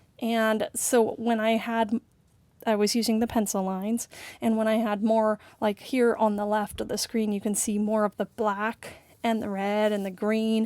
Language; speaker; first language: English; native; English